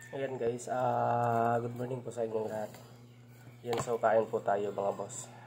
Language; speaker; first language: Filipino; non-native, local second language; Waray